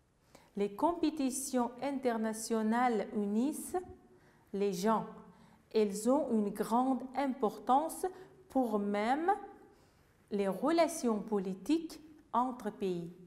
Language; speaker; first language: French; non-native, fluent; Uzbek